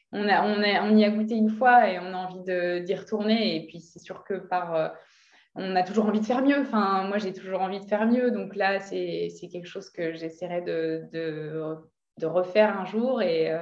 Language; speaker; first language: French; native; French